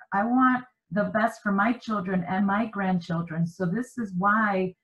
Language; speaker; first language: English; early bilingual, other home language; Spanish